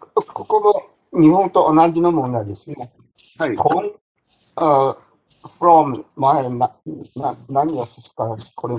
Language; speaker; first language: Japanese; non-native, learner; Chinese